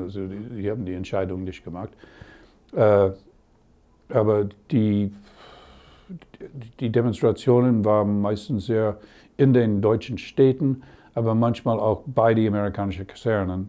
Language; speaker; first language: German; non-native, learner; English